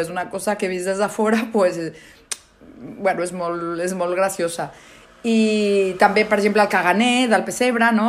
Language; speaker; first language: Catalan; non-native, fluent; Spanish